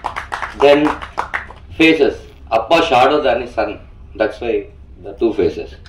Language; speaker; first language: Tamil; non-native, learner; Telugu